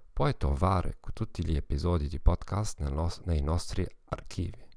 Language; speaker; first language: Italian; non-native, learner; German